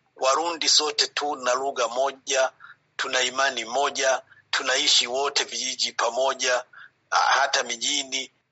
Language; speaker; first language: Swahili; non-native, local second language; Rundi